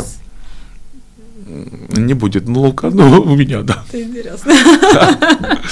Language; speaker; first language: Russian; non-native, fluent; Georgian